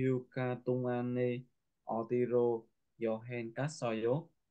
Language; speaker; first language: Korean; non-native, learner; Vietnamese